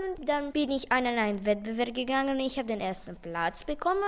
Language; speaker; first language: German; non-native, local second language; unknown